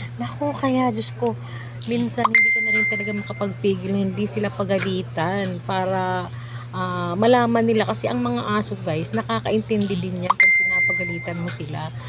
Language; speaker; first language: Filipino; native; Filipino